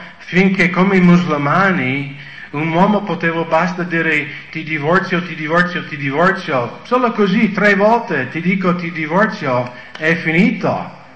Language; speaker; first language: Italian; non-native, fluent; English